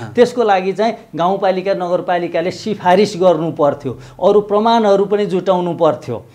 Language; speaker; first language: Nepali; native; Nepali